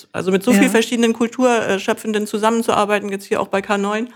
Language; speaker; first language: German; native; German